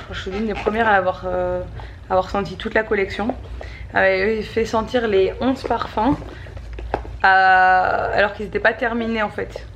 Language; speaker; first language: French; native; French